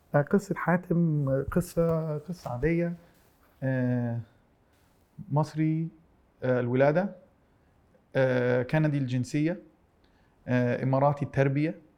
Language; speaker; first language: Arabic; early bilingual, heritage; Arabic